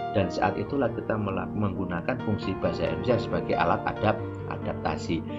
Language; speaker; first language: Malay; non-native, local second language; Javanese